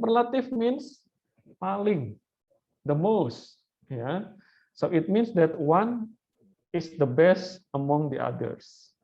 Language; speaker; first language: English; non-native, fluent; Indonesian